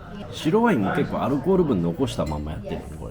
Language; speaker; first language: Japanese; native; Japanese